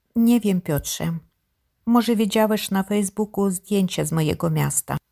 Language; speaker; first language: Polish; non-native, learner; Ukrainian